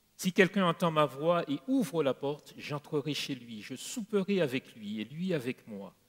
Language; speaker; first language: French; native; French